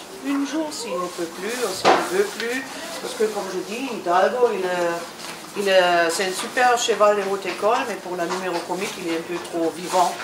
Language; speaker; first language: French; non-native, learner; German